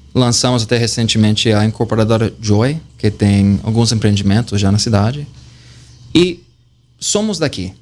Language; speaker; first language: Portuguese; non-native, fluent; English